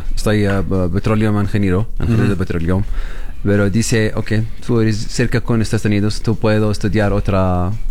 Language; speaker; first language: Spanish; non-native, learner; Arabic